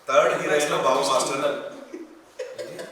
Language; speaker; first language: Telugu; native; Telugu